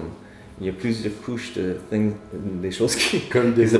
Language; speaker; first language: French; non-native, fluent; English